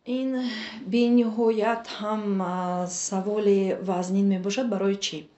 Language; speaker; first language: Tajik; native; Tajik